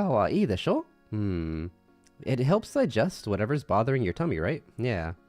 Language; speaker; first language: Japanese; non-native, learner; English